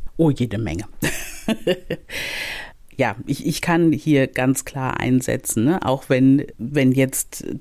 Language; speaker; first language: German; native; German